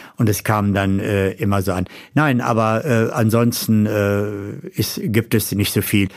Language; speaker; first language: German; native; German